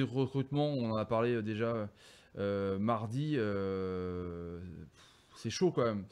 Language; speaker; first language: French; native; French